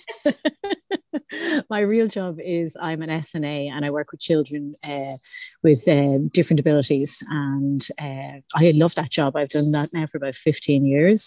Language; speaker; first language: English; native; English